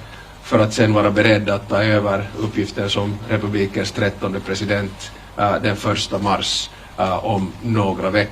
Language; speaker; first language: Swedish; native; Swedish